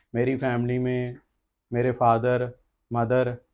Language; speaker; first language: Hindi; non-native, local second language; Punjabi